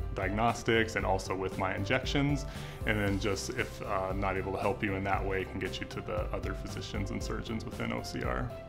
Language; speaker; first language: English; native; English